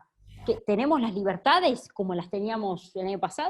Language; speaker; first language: Spanish; native; Spanish